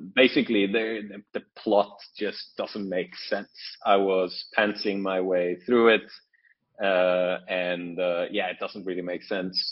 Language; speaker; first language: English; non-native, fluent; Norwegian